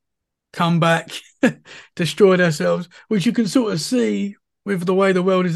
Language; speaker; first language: English; native; English